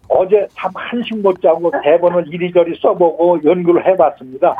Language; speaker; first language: Korean; native; Korean